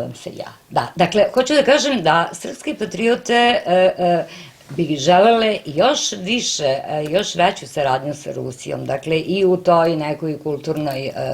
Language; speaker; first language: Bosnian; native; Bosnian